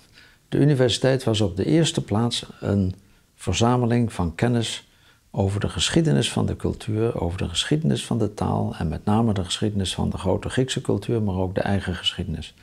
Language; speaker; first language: Dutch; native; Dutch